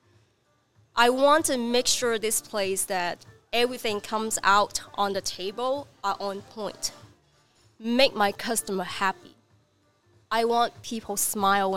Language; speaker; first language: English; non-native, learner; Chinese